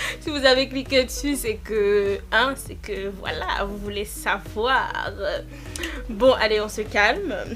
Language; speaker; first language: French; native; French